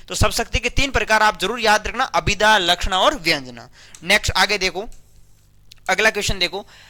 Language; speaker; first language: Hindi; native; Hindi